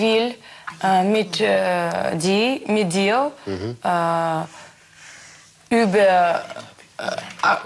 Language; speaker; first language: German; non-native, learner; Russian